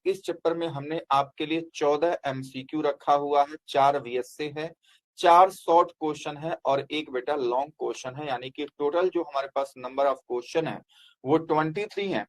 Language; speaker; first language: Hindi; native; Hindi